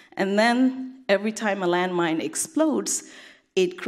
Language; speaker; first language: English; non-native, fluent; Tigrinya